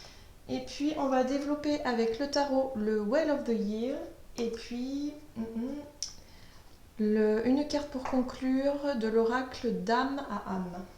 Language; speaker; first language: French; native; French